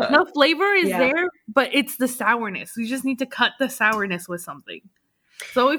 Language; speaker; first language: English; early bilingual, other home language; Spanish